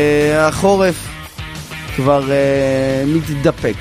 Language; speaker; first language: Hebrew; native; Hebrew